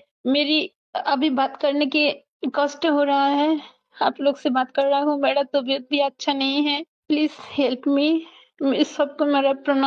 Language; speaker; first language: Hindi; non-native, learner; Bangla